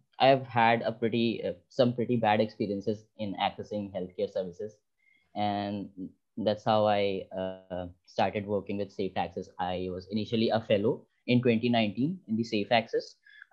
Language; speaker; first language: English; non-native, local second language; Hindi